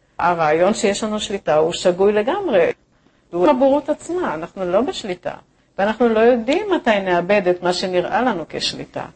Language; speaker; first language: Hebrew; native; Hebrew